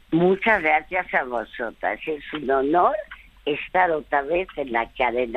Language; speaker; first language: Spanish; early bilingual, other home language; French